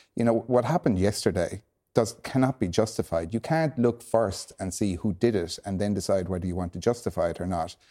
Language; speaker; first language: English; native; English